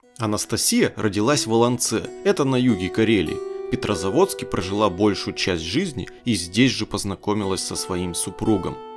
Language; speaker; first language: Russian; native; Russian